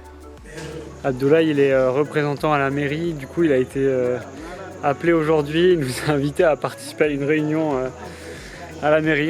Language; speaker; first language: French; native; French